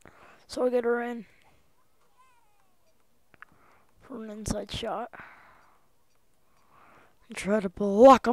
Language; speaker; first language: English; native; English